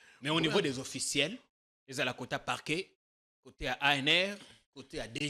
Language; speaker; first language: French; non-native, local second language; Lingala